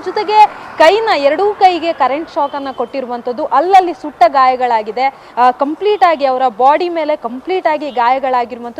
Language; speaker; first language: Kannada; native; Kannada